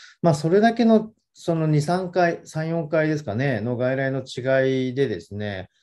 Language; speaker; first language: Japanese; native; Japanese